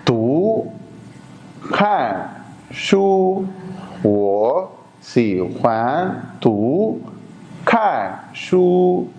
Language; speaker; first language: Chinese; non-native, fluent; Urdu